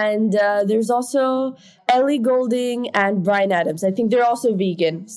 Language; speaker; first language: English; non-native, local second language; Hindi